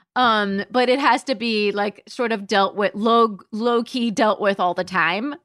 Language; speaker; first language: English; native; English